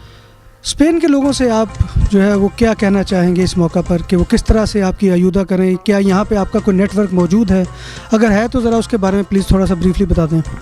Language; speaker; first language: Urdu; native; Urdu